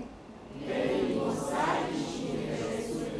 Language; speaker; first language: Italian; non-native, learner; Chinese